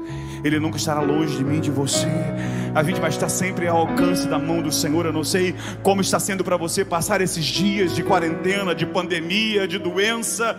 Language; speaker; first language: Portuguese; native; Portuguese